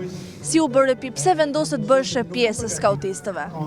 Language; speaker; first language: Albanian; native; Albanian